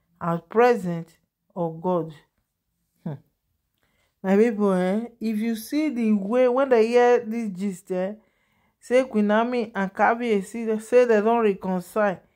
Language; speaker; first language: Nigerian Pidgin; non-native, local second language; Yoruba